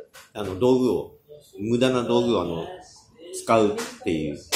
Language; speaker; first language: Japanese; native; Japanese